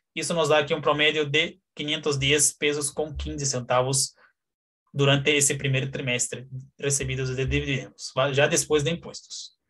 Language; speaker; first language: Spanish; non-native, fluent; Portuguese